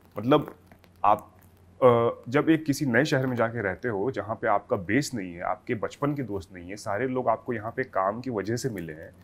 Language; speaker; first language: Hindi; native; Hindi